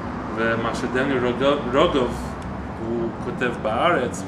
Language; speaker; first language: Hebrew; non-native, fluent; English